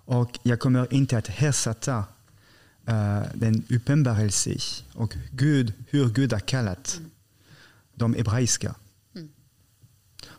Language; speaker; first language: Swedish; non-native, fluent; French